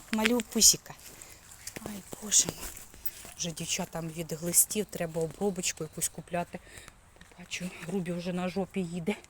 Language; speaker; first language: Ukrainian; native; Ukrainian